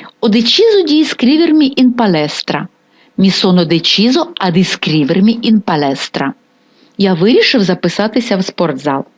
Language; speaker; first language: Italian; non-native, fluent; Ukrainian